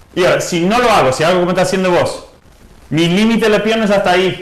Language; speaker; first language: Spanish; non-native, fluent; English